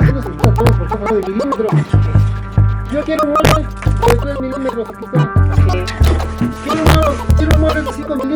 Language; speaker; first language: Spanish; native; Spanish